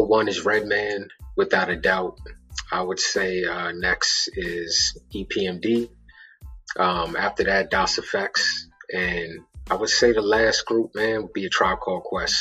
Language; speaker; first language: English; native; English